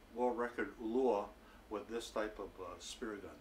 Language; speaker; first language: English; native; English